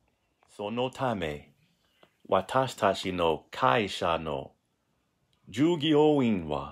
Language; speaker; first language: Japanese; non-native, learner; English